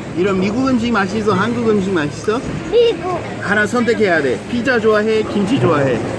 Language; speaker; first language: Korean; non-native, fluent; English